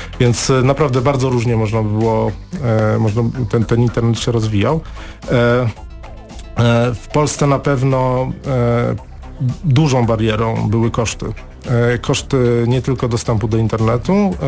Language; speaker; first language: Polish; native; Polish